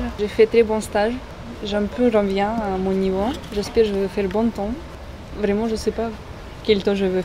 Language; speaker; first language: French; non-native, learner; Russian